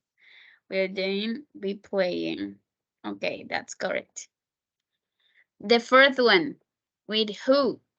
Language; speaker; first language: English; non-native, fluent; Spanish